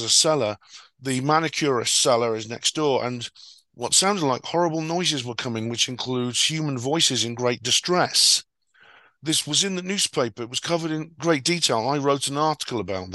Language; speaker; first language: English; native; English